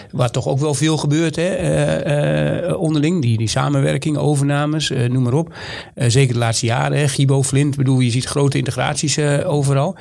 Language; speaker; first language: Dutch; native; Dutch